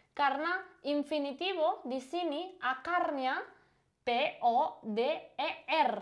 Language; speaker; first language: Indonesian; non-native, fluent; Spanish